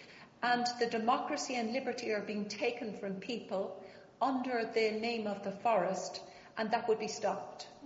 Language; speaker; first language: English; native; English